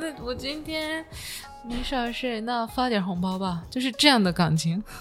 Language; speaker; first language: Chinese; non-native, learner; Japanese